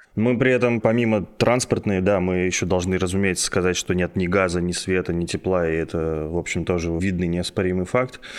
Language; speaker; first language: Russian; native; Russian